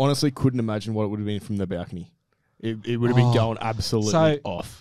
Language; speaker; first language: English; native; English